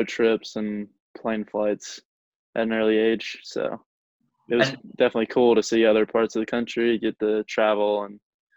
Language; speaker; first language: English; native; English